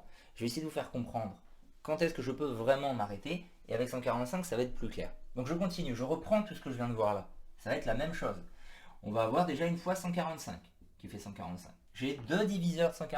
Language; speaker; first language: French; native; French